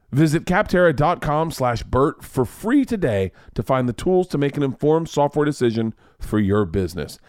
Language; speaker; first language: English; native; English